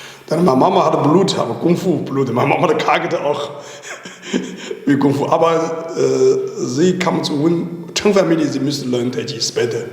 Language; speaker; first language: German; non-native, learner; Chinese